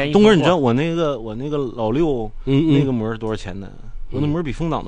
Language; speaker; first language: Chinese; native; Chinese